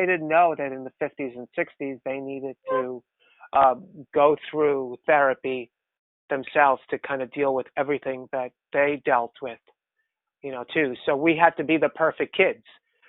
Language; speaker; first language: English; native; English